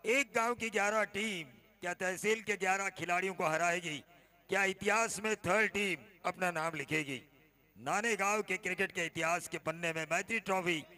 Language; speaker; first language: Hindi; non-native, local second language; Marathi